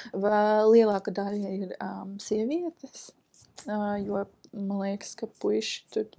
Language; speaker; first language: Latvian; non-native, learner; English